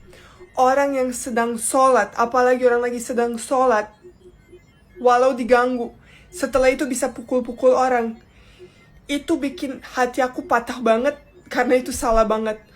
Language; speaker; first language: Indonesian; non-native, fluent; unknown